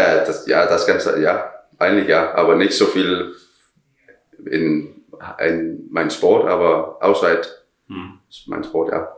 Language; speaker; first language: German; non-native, learner; Danish